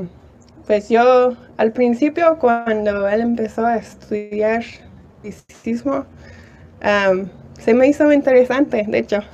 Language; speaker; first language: Spanish; non-native, fluent; English